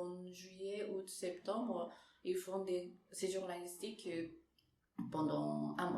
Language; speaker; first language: French; non-native, fluent; Japanese